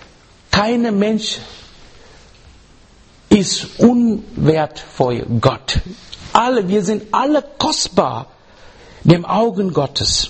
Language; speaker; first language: German; non-native, fluent; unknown